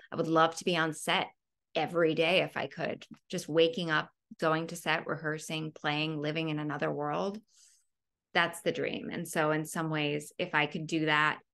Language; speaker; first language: English; native; English